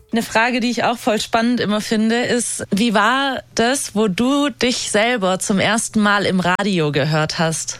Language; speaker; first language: German; native; German